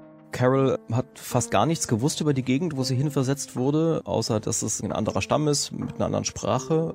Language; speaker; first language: German; native; German